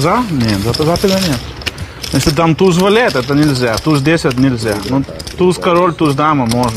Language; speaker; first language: Russian; non-native, learner; Lithuanian